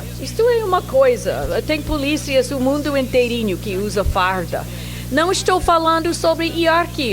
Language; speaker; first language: Portuguese; non-native, fluent; English